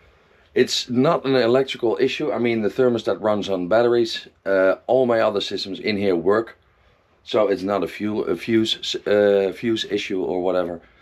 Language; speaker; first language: English; non-native, fluent; Dutch